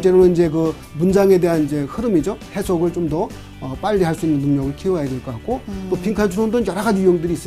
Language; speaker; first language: Korean; native; Korean